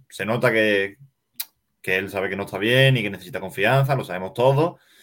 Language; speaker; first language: Spanish; native; Spanish